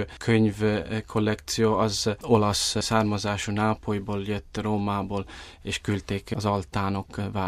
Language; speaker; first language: Hungarian; early bilingual, heritage; Italian